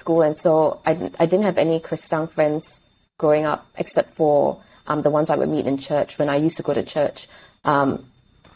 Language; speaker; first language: English; native; English